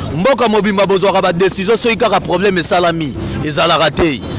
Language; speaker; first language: Lingala; native; Lingala